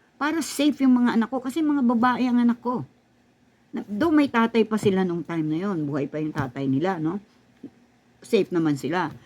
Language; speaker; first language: Filipino; native; Filipino